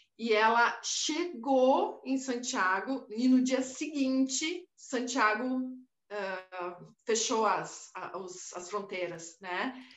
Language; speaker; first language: Portuguese; native; Portuguese